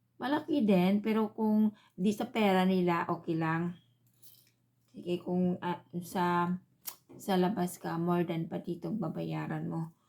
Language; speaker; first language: Filipino; native; Filipino